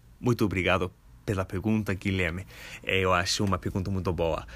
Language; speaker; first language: Portuguese; non-native, fluent; English